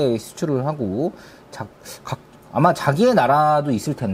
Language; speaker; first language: Korean; native; Korean